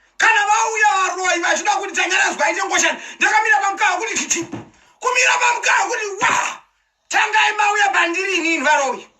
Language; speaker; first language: Shona; native; Shona